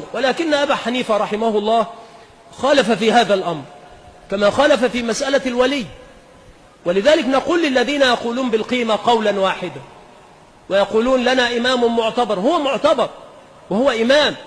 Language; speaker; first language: Arabic; native; Arabic